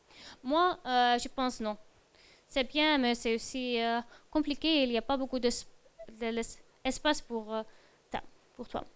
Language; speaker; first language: French; non-native, fluent; Dutch